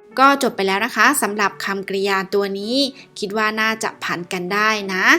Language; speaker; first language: Thai; native; Thai